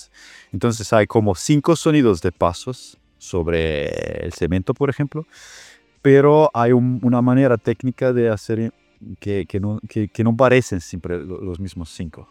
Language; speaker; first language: Spanish; non-native, fluent; Italian